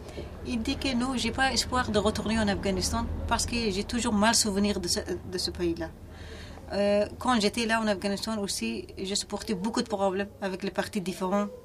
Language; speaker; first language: French; non-native, fluent; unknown